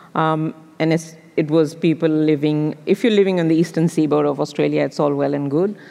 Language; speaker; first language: English; non-native, local second language; Urdu